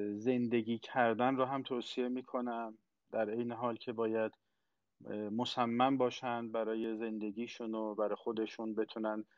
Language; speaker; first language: Persian; non-native, local second language; Azerbaijani